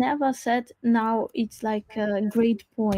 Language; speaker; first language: English; non-native, learner; Crimean Tatar